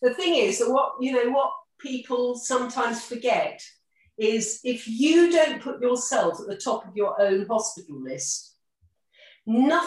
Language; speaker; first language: English; native; English